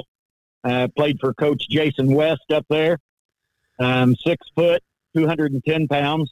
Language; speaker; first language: English; native; English